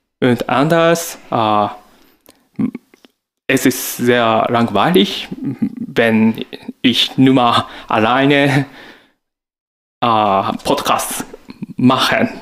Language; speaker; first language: German; non-native, learner; Japanese